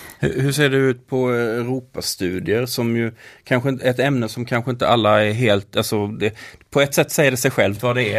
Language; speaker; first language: Swedish; native; Swedish